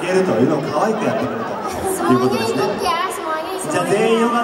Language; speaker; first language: Japanese; native; Japanese